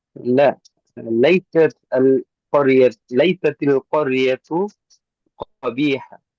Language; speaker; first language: Arabic; non-native, learner; Bangla